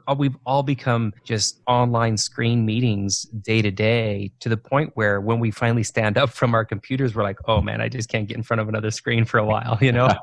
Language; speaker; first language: English; native; English